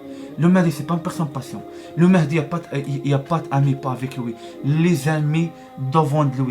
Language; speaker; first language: French; non-native, learner; Arabic